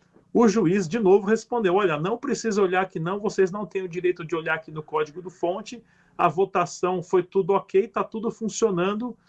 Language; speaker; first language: Portuguese; native; Portuguese